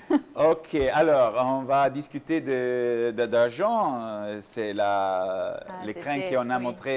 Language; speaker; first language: French; non-native, learner; Italian